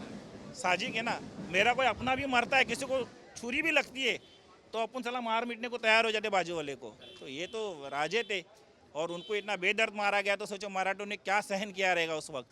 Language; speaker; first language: Hindi; native; Hindi